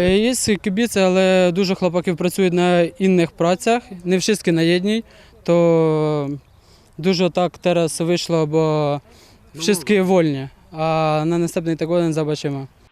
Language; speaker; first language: Polish; non-native, learner; Ukrainian